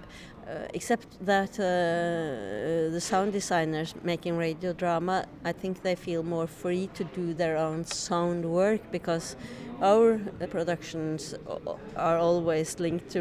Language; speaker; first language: English; non-native, fluent; Norwegian